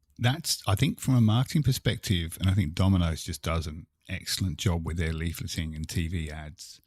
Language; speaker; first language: English; native; English